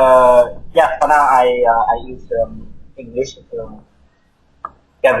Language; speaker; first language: English; non-native, learner; Vietnamese